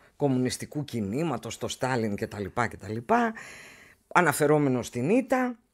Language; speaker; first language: Greek; native; Greek